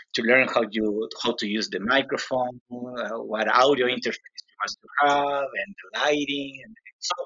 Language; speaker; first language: English; non-native, learner; Spanish